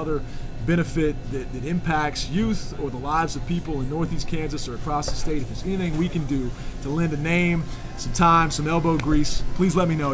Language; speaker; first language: English; native; English